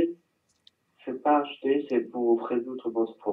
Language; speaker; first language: French; non-native, learner; Chinese